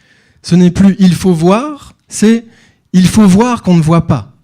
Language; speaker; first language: French; native; French